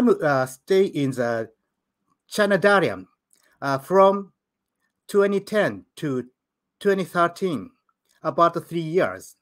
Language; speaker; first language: English; non-native, learner; Japanese